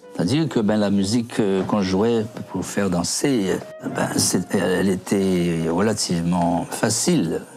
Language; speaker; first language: French; native; French